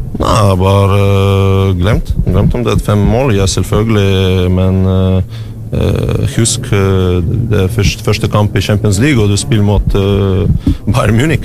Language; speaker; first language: Norwegian; non-native, learner; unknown